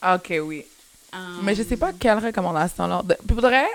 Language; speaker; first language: French; early bilingual, heritage; French